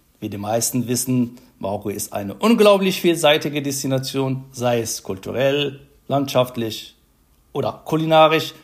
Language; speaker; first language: German; non-native, fluent; Arabic